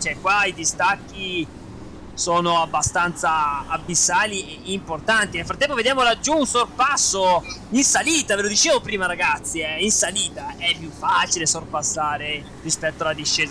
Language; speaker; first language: Italian; native; Italian